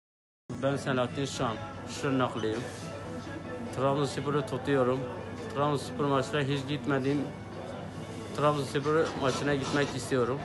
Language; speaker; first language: Turkish; non-native, local second language; Kurdish